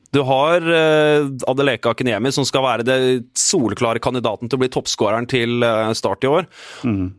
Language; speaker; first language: Norwegian; native; Norwegian